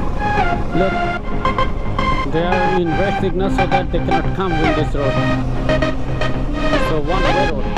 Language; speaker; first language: English; non-native, learner; Bangla